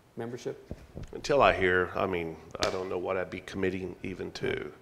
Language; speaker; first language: English; native; English